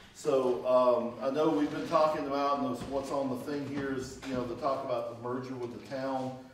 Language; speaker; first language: English; native; English